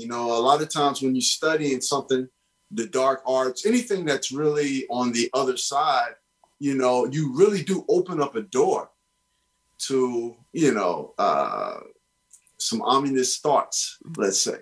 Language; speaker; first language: English; native; English